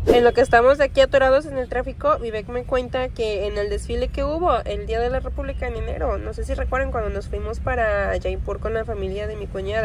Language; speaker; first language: Spanish; native; Spanish